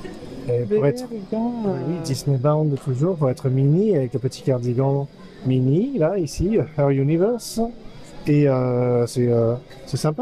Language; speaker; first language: French; native; French